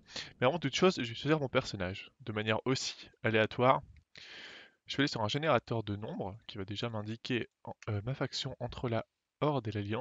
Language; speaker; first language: French; native; French